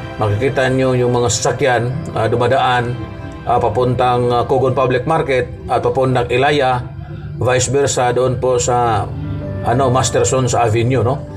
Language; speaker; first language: Filipino; non-native, local second language; Cebuano